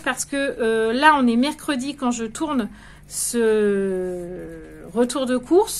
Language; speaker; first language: French; native; French